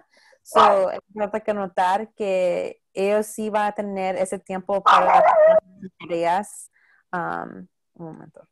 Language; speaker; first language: Spanish; non-native, local second language; English